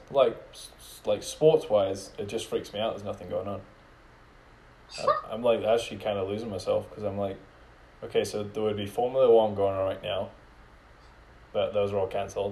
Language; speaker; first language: English; native; English